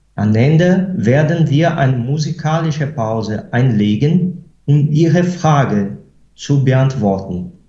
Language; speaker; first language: German; non-native, fluent; Portuguese